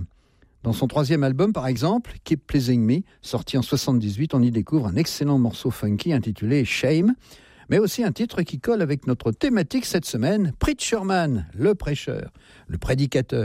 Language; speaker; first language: French; native; French